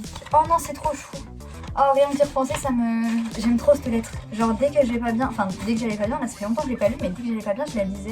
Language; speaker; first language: French; native; French